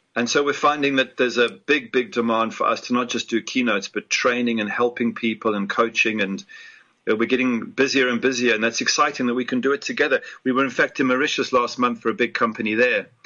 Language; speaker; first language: English; native; English